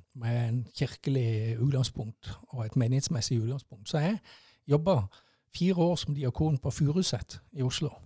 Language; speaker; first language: Norwegian; native; Norwegian